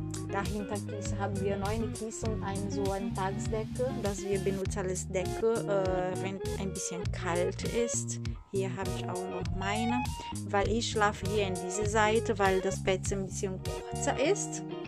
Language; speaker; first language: German; non-native, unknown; Portuguese